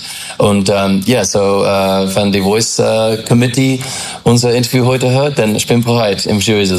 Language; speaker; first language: German; non-native, learner; English